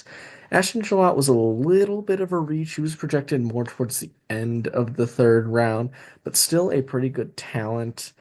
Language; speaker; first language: English; native; English